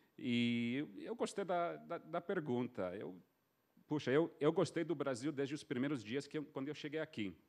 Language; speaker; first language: Portuguese; non-native, fluent; English